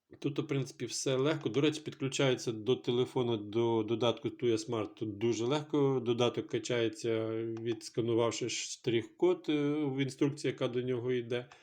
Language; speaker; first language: Ukrainian; non-native, local second language; Russian